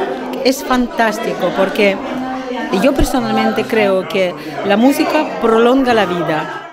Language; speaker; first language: Spanish; non-native, fluent; Russian